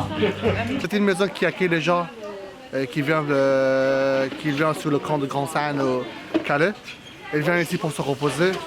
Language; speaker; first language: French; non-native, fluent; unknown